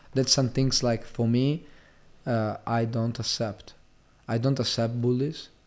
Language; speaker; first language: English; non-native, fluent; Italian